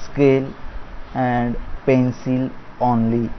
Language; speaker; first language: English; non-native, local second language; Marathi